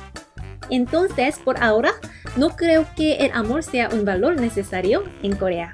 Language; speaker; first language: Spanish; non-native, fluent; Korean